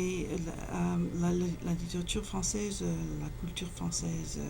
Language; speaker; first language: French; non-native, fluent; English